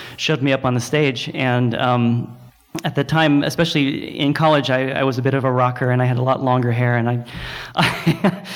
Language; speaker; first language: English; native; English